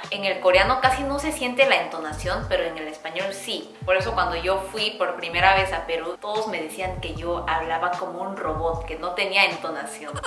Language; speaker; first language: Spanish; non-native, fluent; Korean